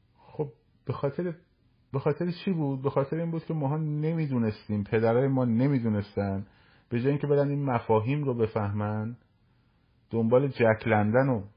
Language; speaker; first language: Persian; native; Persian